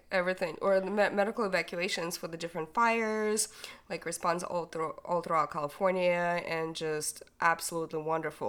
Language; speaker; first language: English; non-native, fluent; Ukrainian